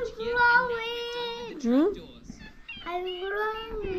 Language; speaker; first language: English; early bilingual, other home language; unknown